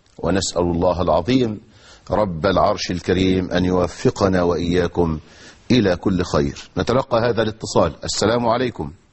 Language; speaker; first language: Arabic; native; Arabic